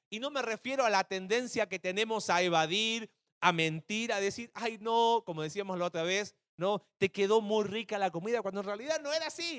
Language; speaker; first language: Spanish; native; Spanish